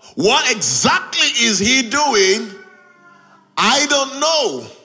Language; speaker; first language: English; non-native, local second language; Yoruba